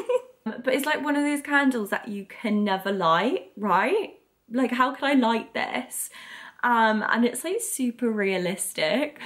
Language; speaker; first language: English; native; English